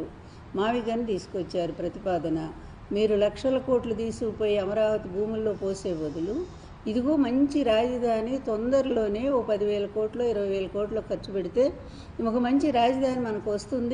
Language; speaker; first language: Telugu; native; Telugu